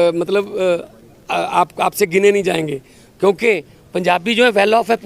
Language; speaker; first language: Hindi; non-native, local second language; Punjabi